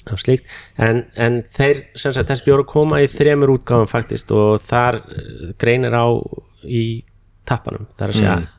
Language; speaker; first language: Icelandic; non-native, fluent; English